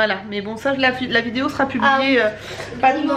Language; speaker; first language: French; native; French